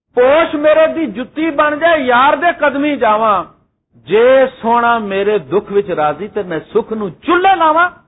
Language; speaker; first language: Urdu; non-native, local second language; Punjabi